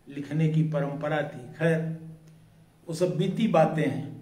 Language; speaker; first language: Hindi; native; Hindi